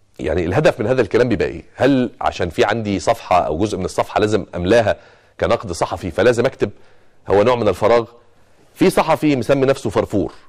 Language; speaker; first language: Arabic; native; Arabic